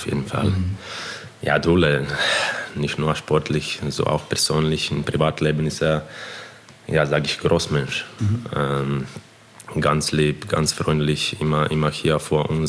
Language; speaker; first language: German; non-native, fluent; Croatian